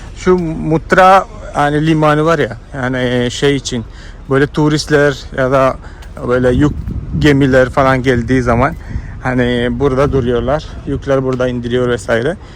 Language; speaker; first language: Turkish; non-native, fluent; Malayalam